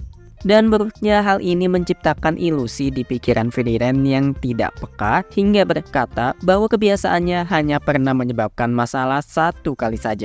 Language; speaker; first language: Indonesian; native; Indonesian